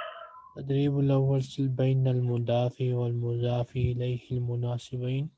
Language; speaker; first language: Arabic; non-native, fluent; Urdu